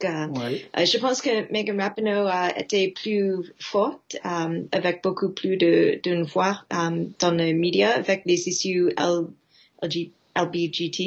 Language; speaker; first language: French; non-native, fluent; English